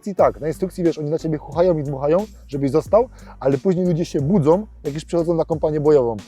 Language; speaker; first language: Polish; native; Polish